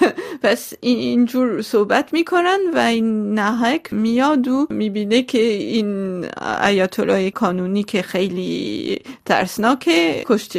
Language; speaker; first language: Persian; non-native, local second language; Armenian